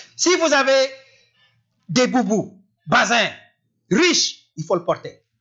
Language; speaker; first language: French; non-native, local second language; Wolof